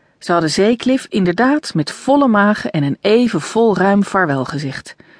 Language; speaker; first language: Dutch; native; Dutch